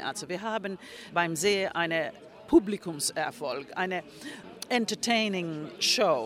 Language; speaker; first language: German; non-native, fluent; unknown